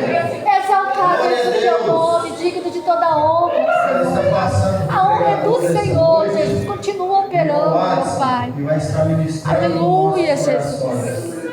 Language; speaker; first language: Portuguese; native; Portuguese